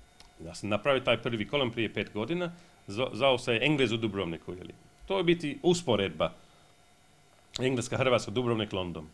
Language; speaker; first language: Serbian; non-native, fluent; English